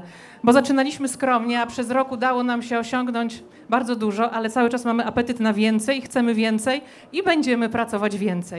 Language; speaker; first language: Polish; native; Polish